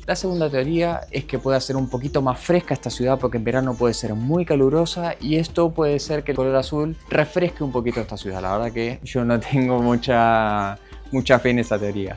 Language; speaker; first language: Spanish; native; Spanish